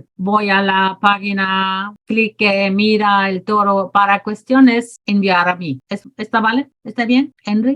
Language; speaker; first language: Spanish; non-native, learner; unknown